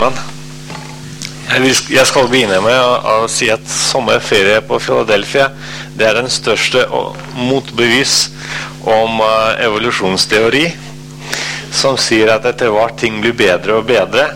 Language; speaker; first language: Norwegian; non-native, fluent; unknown